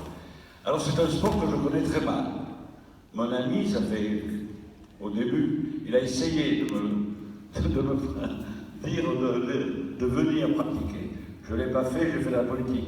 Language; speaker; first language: French; native; French